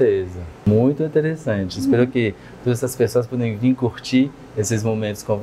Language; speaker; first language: Portuguese; non-native, fluent; French